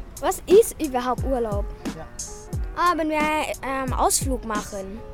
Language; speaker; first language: German; early bilingual, other home language; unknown